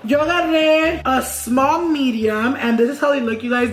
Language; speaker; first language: English; early bilingual, other home language; Spanish